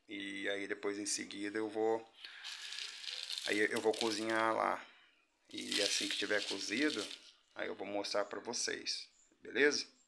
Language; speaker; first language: Portuguese; native; Portuguese